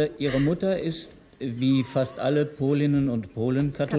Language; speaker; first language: German; native; German